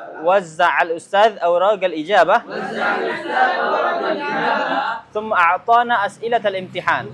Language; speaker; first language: Arabic; non-native, fluent; Indonesian